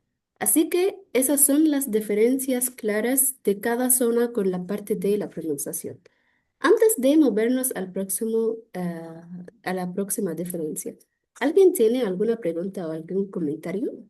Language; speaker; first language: Spanish; non-native, fluent; Arabic